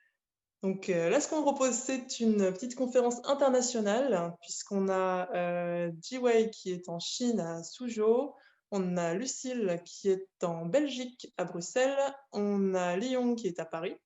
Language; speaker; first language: French; native; French